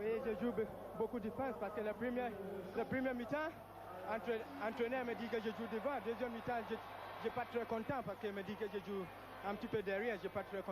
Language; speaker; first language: French; non-native, learner; Italian